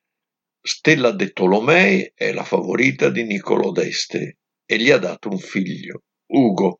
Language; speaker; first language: Italian; native; Italian